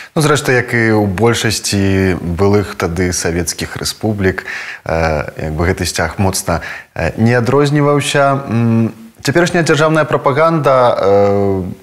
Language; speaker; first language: Belarusian; native; Belarusian